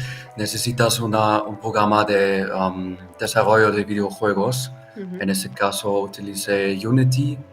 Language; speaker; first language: Spanish; non-native, fluent; German